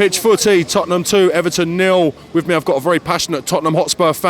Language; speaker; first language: English; native; English